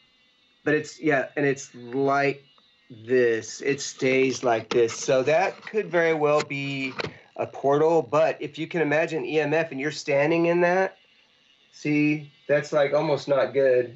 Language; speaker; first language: English; native; English